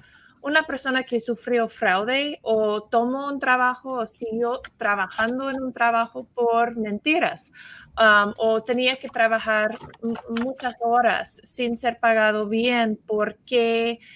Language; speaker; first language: Spanish; non-native, fluent; English